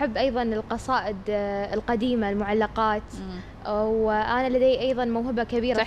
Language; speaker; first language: Arabic; native; Arabic